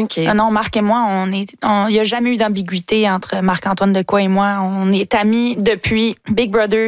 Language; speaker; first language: French; native; French